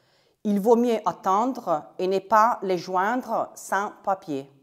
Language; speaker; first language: French; non-native, fluent; Italian